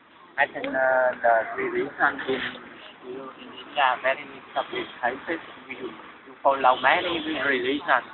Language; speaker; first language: English; non-native, learner; Vietnamese